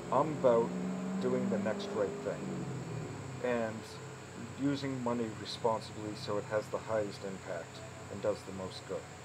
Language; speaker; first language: English; native; English